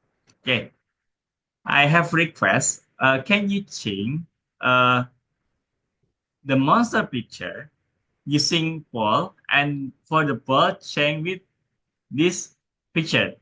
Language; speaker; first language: English; non-native, learner; Indonesian